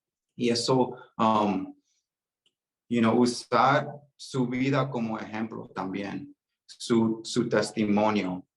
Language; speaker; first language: Spanish; early bilingual, heritage; Spanish